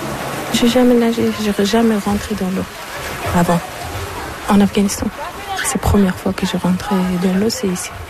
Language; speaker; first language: French; non-native, learner; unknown